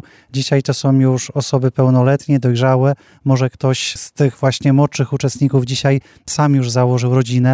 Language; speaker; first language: Polish; native; Polish